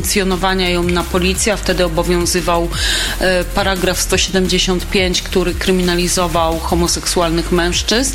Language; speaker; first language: Polish; native; Polish